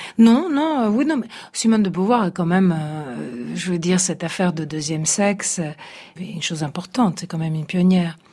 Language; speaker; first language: French; early bilingual, other home language; Italian